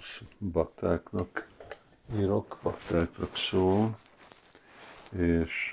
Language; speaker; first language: Hungarian; early bilingual, heritage; Hungarian